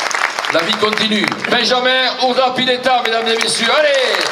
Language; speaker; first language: French; native; French